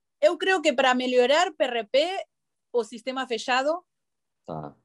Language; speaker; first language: Portuguese; non-native, learner; Spanish